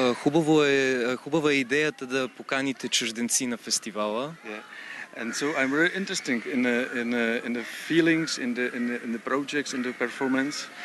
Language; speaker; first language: Bulgarian; native; Bulgarian